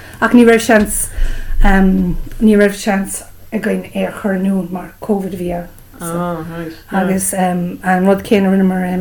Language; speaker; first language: Irish; non-native, local second language; English